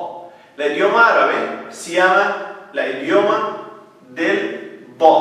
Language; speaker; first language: Spanish; non-native, fluent; Arabic